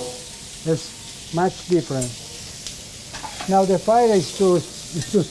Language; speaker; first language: English; non-native, learner; Italian